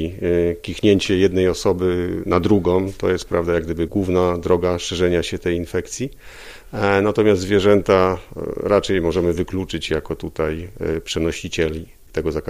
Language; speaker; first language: Polish; native; Polish